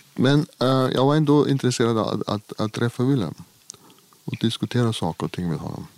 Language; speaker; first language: Swedish; non-native, fluent; German